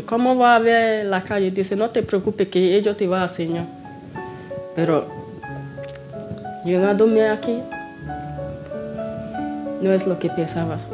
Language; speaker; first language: Spanish; non-native, learner; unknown